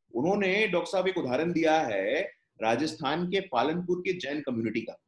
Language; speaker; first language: Hindi; native; Hindi